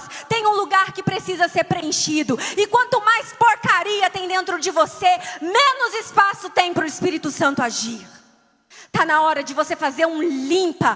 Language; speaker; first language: Portuguese; native; Portuguese